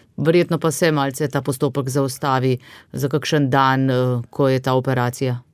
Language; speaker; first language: Slovenian; native; Slovenian